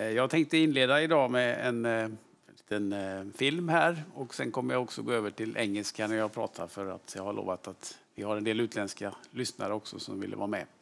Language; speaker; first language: Swedish; native; Swedish